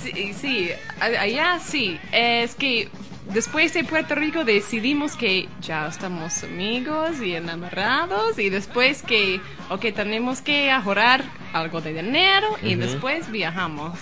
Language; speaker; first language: Spanish; non-native, learner; English